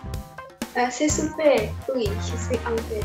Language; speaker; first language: French; non-native, learner; Indonesian